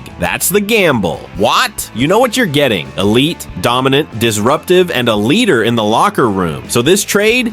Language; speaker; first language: English; native; English